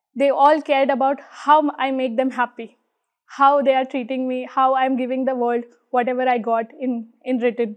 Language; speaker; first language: English; non-native, local second language; Hindi